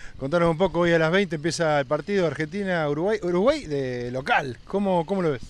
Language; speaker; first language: Spanish; native; Spanish